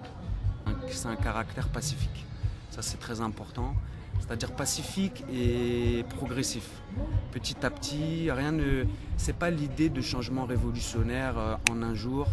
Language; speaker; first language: French; native; French